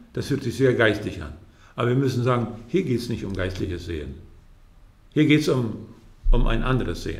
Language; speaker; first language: German; early bilingual, heritage; German